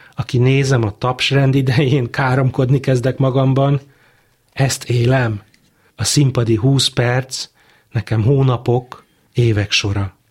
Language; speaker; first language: Hungarian; native; Hungarian